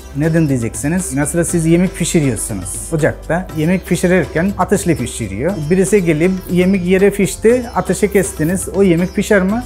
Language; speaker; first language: Turkish; non-native, fluent; Bangla